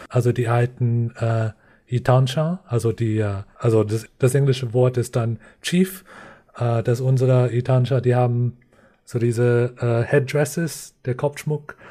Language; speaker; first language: German; non-native, fluent; English